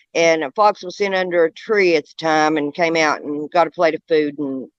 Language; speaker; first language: English; native; English